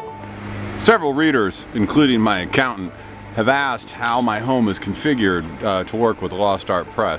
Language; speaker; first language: English; native; English